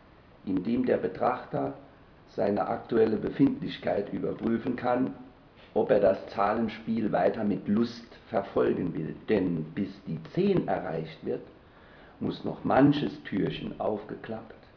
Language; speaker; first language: German; native; German